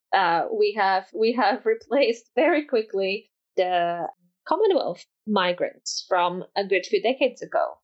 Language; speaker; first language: English; non-native, fluent; Polish